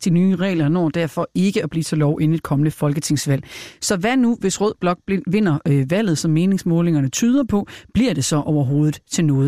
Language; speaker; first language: Danish; native; Danish